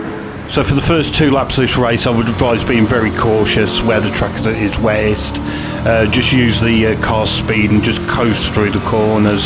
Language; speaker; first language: English; native; English